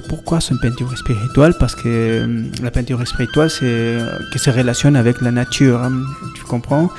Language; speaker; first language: French; non-native, learner; Spanish